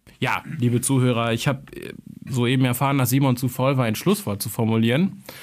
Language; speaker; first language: German; early bilingual, other home language; Albanian